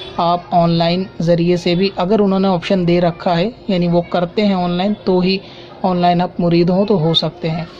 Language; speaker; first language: Urdu; native; Urdu